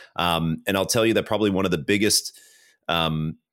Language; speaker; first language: English; native; English